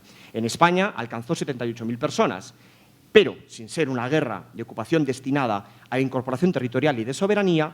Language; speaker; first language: Spanish; native; Spanish